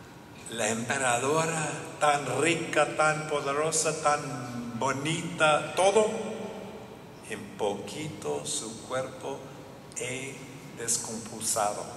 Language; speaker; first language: Spanish; non-native, learner; English